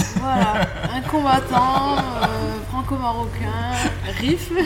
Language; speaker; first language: French; native; French